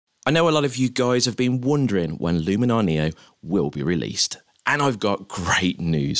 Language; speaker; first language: English; native; English